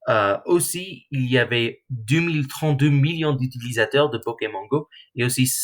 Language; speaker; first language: French; non-native, learner; English